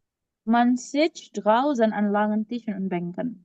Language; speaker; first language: German; non-native, fluent; Indonesian